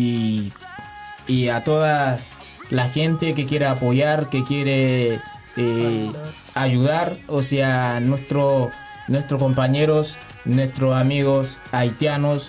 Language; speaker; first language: Spanish; non-native, learner; Haitian Creole